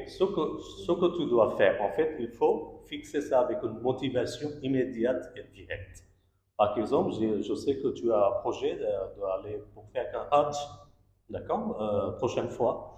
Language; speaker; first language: French; non-native, learner; Bangla